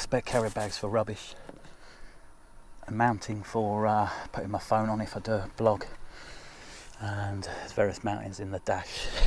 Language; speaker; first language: English; native; English